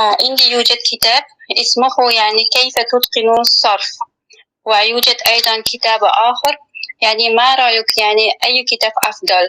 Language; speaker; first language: Arabic; non-native, learner; Uzbek